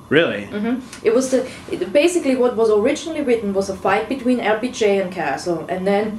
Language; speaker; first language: English; non-native, fluent; German